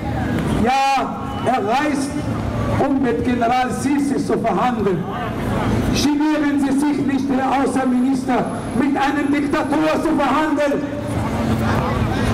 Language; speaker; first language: German; non-native, learner; Arabic